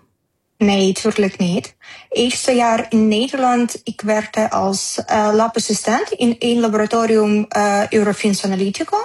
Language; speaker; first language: Dutch; non-native, learner; Ukrainian